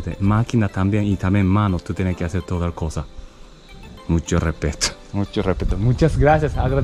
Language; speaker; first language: Spanish; non-native, learner; Japanese